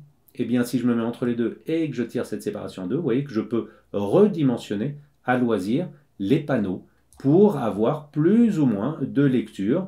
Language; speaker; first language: French; native; French